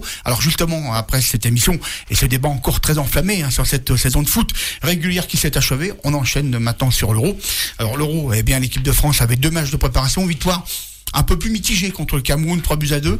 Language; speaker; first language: French; native; French